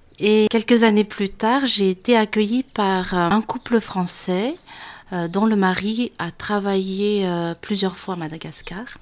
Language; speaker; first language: French; non-native, local second language; Malagasy